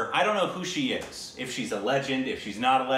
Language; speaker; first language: English; native; English